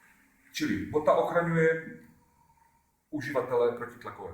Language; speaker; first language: Czech; native; Czech